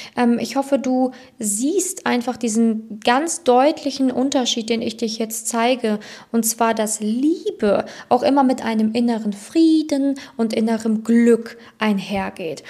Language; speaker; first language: German; native; German